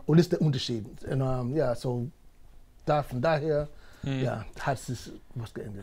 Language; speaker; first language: German; non-native, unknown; English